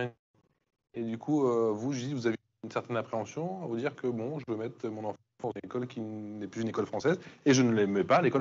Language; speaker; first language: French; native; French